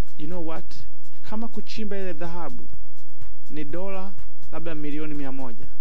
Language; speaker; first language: Swahili; native; Swahili